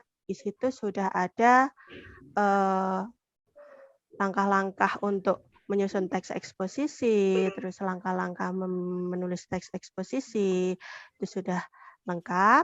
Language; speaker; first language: Indonesian; native; Indonesian